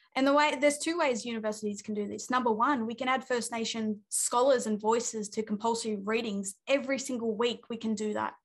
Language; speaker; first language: English; native; English